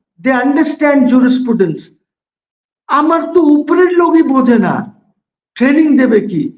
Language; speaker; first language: English; non-native, local second language; Bangla